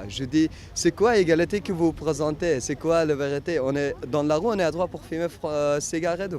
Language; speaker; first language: French; non-native, learner; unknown